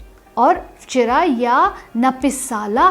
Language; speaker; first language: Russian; non-native, fluent; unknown